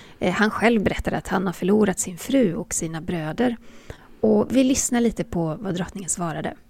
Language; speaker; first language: Swedish; native; Swedish